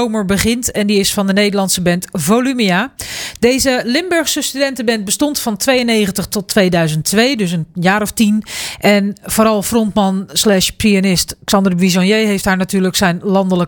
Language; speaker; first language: Dutch; native; Dutch